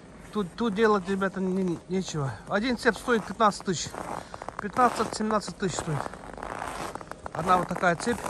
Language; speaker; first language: Russian; native; Russian